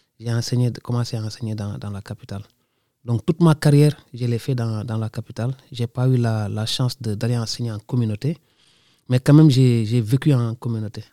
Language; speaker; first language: French; non-native, local second language; Wolof